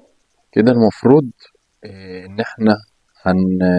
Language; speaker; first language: Arabic; native; Arabic